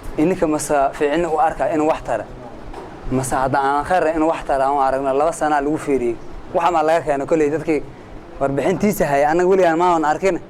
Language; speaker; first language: Somali; native; Somali